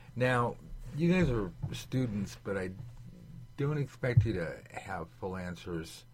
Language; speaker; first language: English; native; English